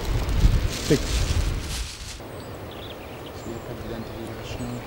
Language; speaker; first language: French; non-native, local second language; Wolof